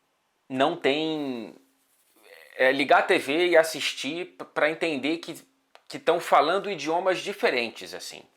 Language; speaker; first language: Portuguese; native; Portuguese